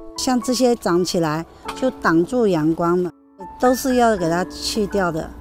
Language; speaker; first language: Chinese; non-native, local second language; Hakka Chinese